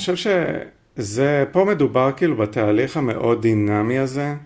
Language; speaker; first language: Hebrew; native; Hebrew